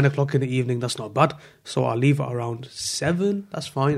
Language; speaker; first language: English; native; English